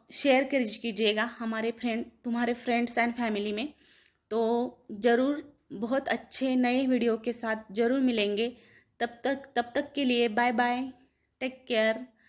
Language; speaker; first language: Hindi; non-native, local second language; Marathi